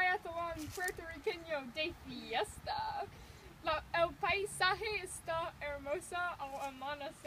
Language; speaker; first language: Spanish; non-native, learner; English